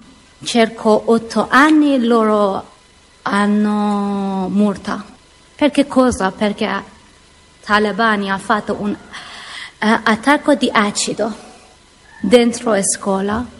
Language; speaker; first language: Italian; non-native, learner; Persian